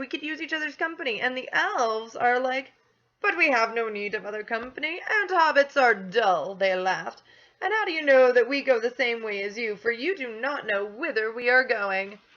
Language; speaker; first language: English; native; English